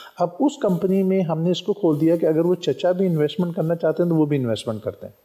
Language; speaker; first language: Urdu; non-native, local second language; Punjabi